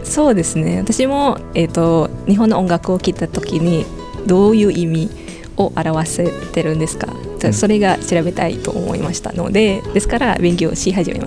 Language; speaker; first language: Japanese; non-native, fluent; Indonesian